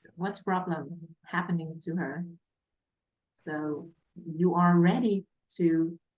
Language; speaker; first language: English; non-native, fluent; Vietnamese